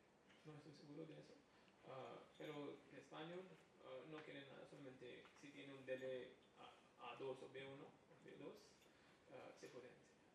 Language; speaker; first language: Spanish; non-native, fluent; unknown